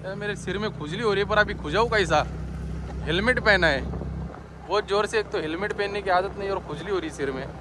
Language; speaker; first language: Hindi; non-native, local second language; Marathi